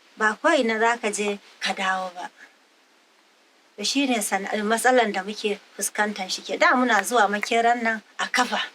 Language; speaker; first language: Hausa; non-native, local second language; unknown